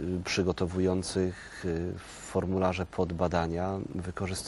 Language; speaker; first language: Polish; native; Polish